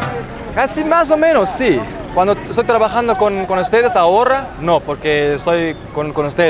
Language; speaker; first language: Spanish; non-native, fluent; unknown